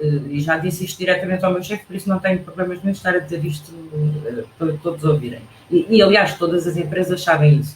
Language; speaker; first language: Portuguese; native; Portuguese